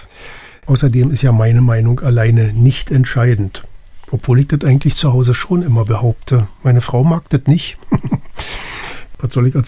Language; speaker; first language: German; native; German